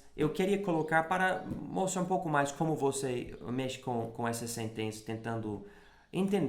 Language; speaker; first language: Portuguese; non-native, fluent; English